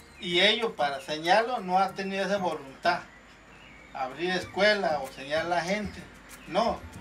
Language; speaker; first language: Spanish; non-native, local second language; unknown